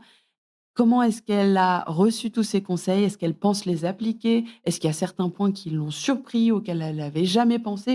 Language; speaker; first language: French; native; French